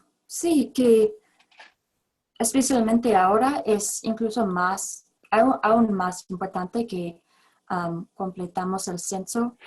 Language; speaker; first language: Spanish; non-native, fluent; English